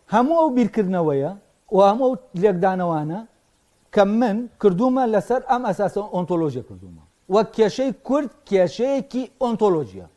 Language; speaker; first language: Central Kurdish; native; Central Kurdish